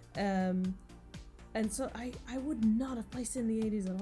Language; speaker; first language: English; native; English